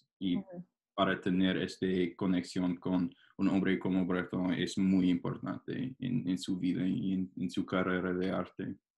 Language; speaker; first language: Spanish; non-native, learner; English